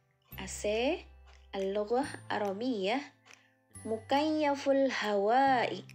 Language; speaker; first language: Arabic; non-native, fluent; Indonesian